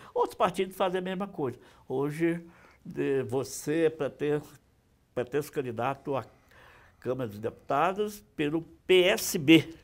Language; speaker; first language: Portuguese; native; Portuguese